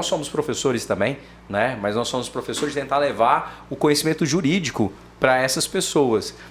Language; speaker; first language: Portuguese; native; Portuguese